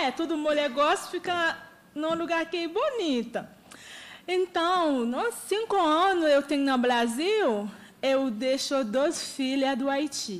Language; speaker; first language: Portuguese; non-native, learner; Haitian Creole